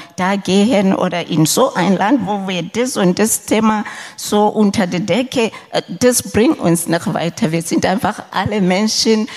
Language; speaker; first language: German; non-native, fluent; Southern Sotho